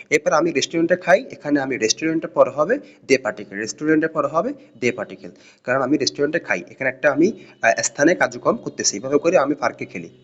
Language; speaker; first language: Bangla; native; Bangla